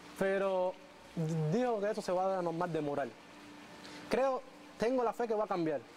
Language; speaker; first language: Spanish; native; Spanish